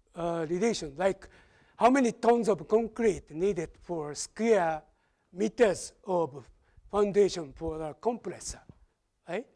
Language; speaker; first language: English; non-native, fluent; Japanese